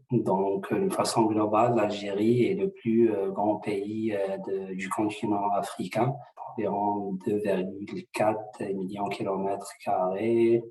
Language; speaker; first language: French; non-native, local second language; Arabic